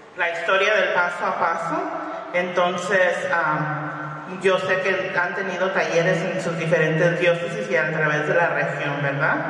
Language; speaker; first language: Spanish; early bilingual, heritage; Spanish